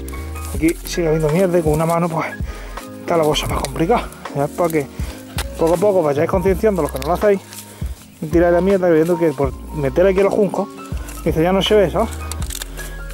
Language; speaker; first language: Spanish; native; Spanish